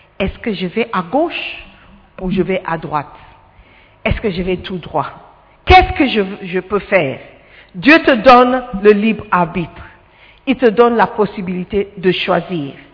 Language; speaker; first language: French; non-native, fluent; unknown